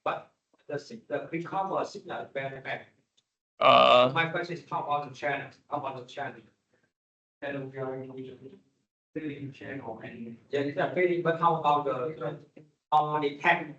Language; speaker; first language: English; non-native, learner; Vietnamese